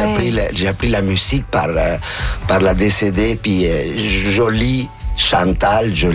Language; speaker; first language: French; non-native, fluent; Spanish